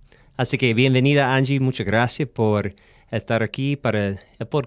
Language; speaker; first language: Spanish; non-native, fluent; English